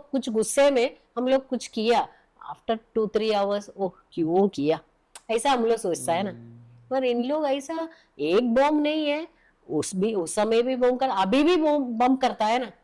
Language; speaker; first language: Hindi; non-native, local second language; Malayalam